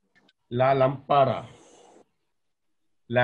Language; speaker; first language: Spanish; non-native, learner; Hindi